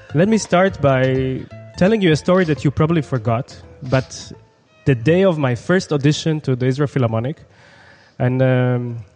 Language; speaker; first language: English; non-native, fluent; Hebrew